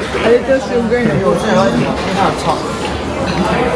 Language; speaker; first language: English; non-native, local second language; Filipino